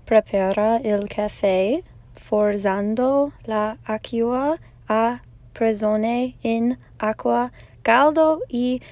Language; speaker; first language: Italian; non-native, learner; English